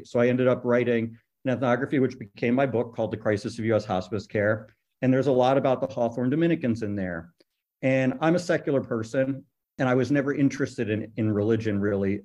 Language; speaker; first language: English; native; English